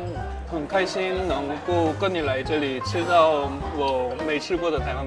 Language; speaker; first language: Chinese; non-native, fluent; Korean